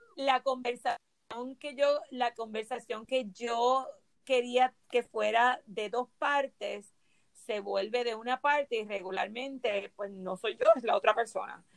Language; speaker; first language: Spanish; native; Spanish